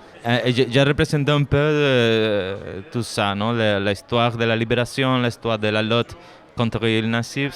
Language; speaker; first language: French; non-native, learner; Spanish